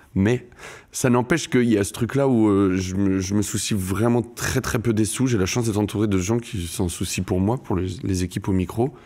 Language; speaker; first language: French; native; French